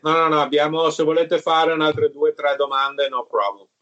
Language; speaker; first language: Italian; early bilingual, other home language; English